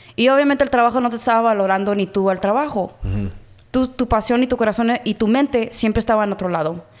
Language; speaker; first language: Spanish; early bilingual, heritage; Spanish